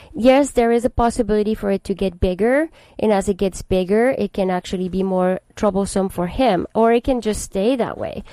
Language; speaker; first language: English; non-native, fluent; Spanish